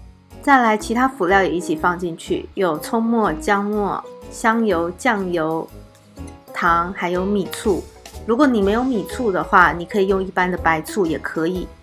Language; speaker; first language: Chinese; native; Chinese